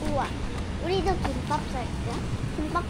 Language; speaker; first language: Korean; non-native, learner; Filipino